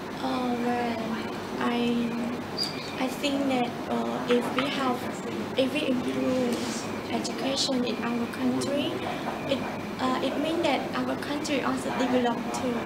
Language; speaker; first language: English; non-native, learner; Khmer